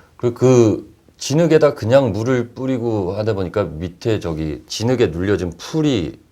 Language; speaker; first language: Korean; native; Korean